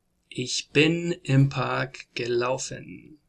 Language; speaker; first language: German; non-native, learner; English